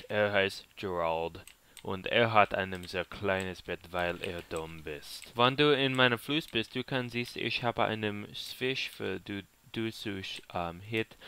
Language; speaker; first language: German; non-native, learner; English